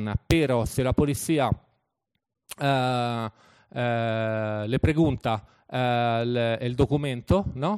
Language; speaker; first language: Spanish; non-native, fluent; Italian